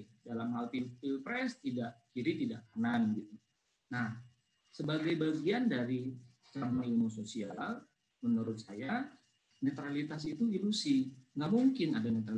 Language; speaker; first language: Indonesian; native; Indonesian